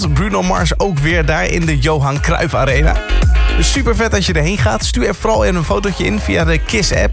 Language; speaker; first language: Dutch; native; Dutch